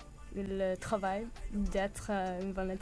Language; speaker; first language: French; non-native, learner; English